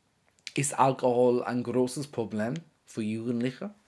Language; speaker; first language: German; non-native, fluent; English